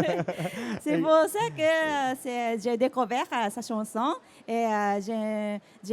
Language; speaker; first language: French; non-native, fluent; Japanese